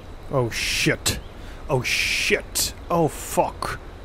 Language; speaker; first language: English; non-native, learner; Russian